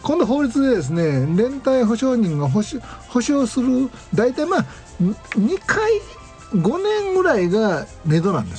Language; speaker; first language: Japanese; native; Japanese